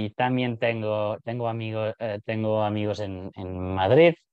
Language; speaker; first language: Spanish; non-native, fluent; English